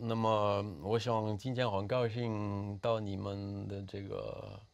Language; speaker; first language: Chinese; non-native, fluent; French